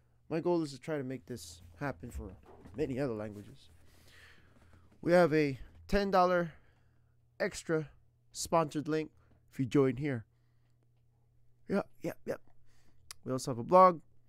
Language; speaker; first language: English; native; English